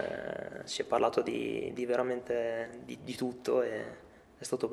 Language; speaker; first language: Italian; native; Italian